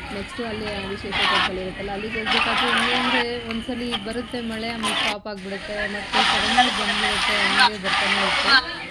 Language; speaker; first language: Kannada; native; Kannada